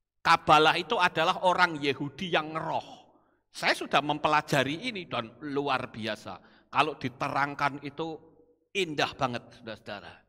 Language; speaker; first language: Indonesian; non-native, local second language; Javanese